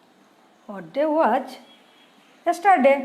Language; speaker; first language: English; non-native, learner; Bangla